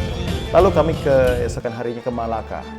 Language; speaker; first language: Indonesian; native; Indonesian